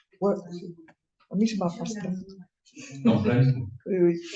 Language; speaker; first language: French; non-native, fluent; Spanish